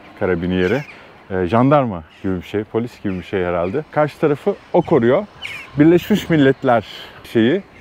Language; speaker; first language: Turkish; native; Turkish